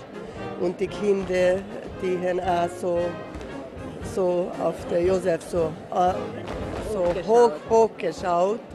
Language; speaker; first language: German; non-native, local second language; Hungarian